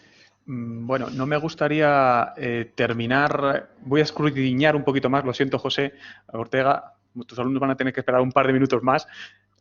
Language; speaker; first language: Spanish; native; Spanish